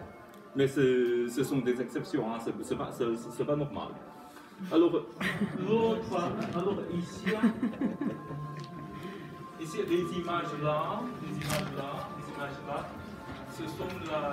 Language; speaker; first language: French; non-native, fluent; Chinese